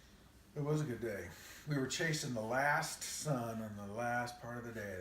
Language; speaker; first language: English; native; English